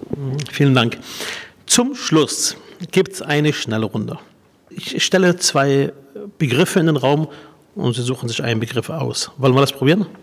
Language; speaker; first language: German; early bilingual, other home language; Arabic